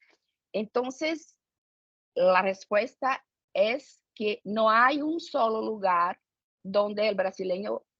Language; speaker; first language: Spanish; non-native, fluent; Portuguese